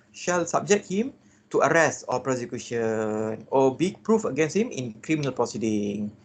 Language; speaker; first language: English; non-native, local second language; Malay